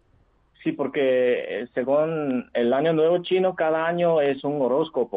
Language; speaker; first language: Spanish; non-native, fluent; Chinese